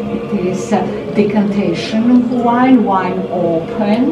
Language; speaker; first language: English; non-native, learner; Georgian